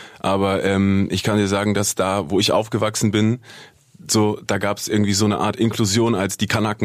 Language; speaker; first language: German; native; German